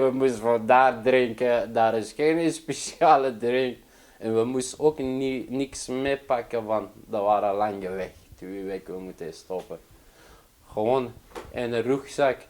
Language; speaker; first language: Dutch; non-native, learner; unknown